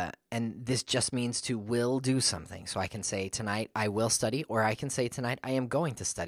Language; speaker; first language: English; native; English